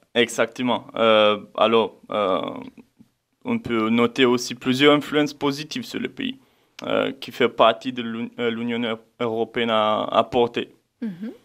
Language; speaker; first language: French; non-native, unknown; Romanian